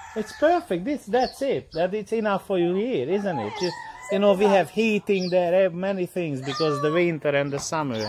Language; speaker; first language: English; non-native, learner; Hungarian